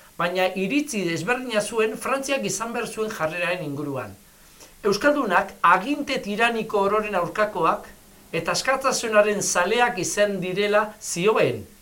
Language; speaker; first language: Basque; native; Basque